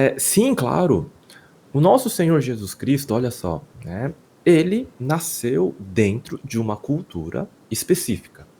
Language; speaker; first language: Portuguese; non-native, fluent; Korean